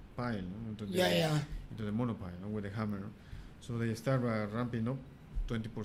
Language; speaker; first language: English; non-native, fluent; Spanish